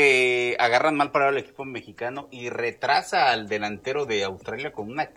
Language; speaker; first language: Spanish; native; Spanish